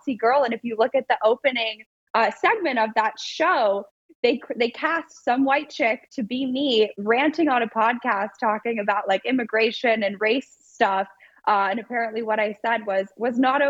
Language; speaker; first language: English; native; English